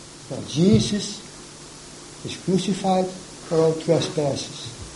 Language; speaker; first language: English; non-native, fluent; Dutch